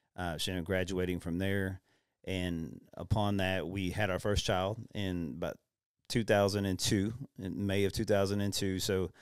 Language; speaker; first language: English; native; English